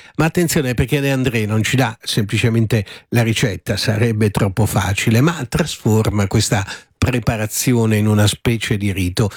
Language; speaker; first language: Italian; native; Italian